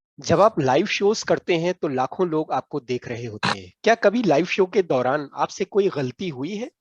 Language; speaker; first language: Hindi; native; Hindi